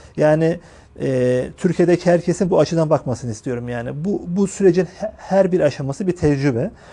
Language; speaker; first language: Turkish; native; Turkish